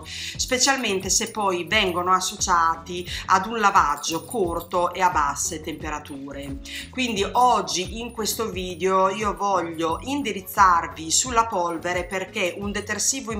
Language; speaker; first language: Italian; native; Italian